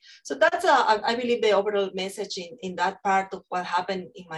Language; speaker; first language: English; non-native, fluent; Spanish